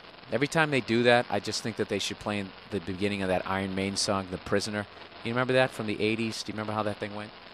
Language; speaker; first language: English; native; English